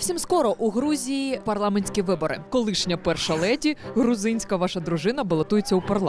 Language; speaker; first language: Ukrainian; native; Ukrainian